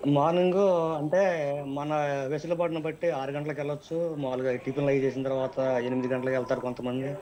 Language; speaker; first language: Telugu; native; Telugu